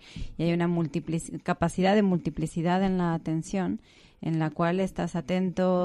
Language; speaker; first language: Spanish; native; Spanish